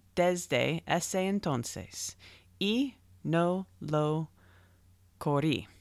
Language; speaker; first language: Spanish; non-native, learner; English